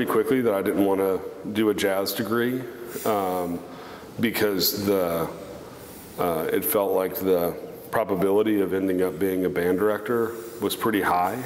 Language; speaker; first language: English; native; English